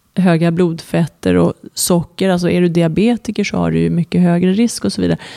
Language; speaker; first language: Swedish; early bilingual, other home language; Persian